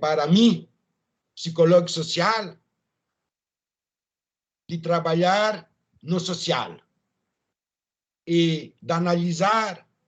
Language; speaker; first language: Portuguese; non-native, learner; French